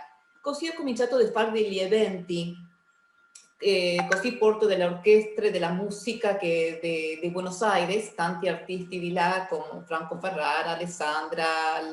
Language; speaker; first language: Italian; early bilingual, heritage; Spanish